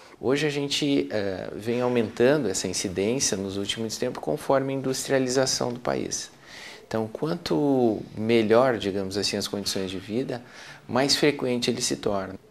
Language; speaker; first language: Portuguese; native; Portuguese